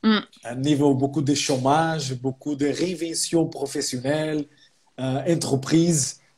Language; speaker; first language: French; non-native, fluent; Portuguese